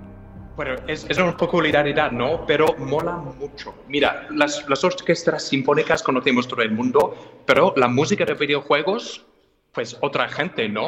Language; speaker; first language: Spanish; non-native, fluent; English